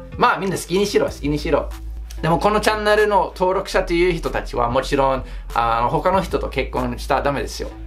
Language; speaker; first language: Japanese; non-native, fluent; English